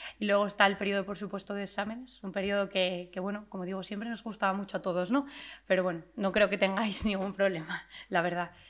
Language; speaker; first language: Spanish; native; Spanish